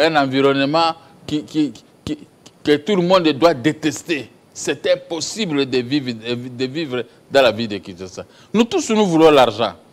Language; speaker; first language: French; non-native, local second language; Lingala